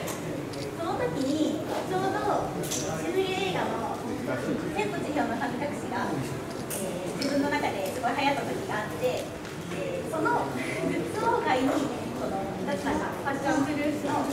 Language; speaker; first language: Japanese; native; Japanese